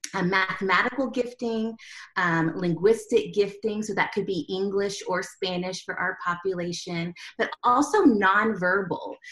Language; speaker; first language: English; early bilingual, other home language; Spanish